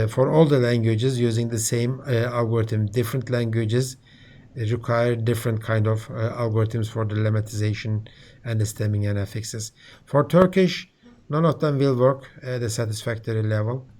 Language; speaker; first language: English; non-native, fluent; Turkish